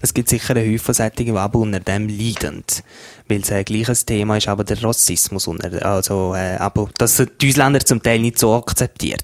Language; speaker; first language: German; native; German